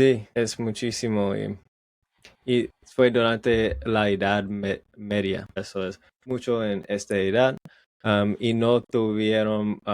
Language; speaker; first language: Spanish; non-native, learner; English